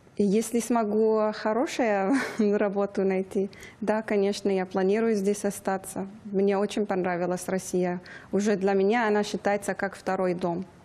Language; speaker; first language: Russian; non-native, fluent; Persian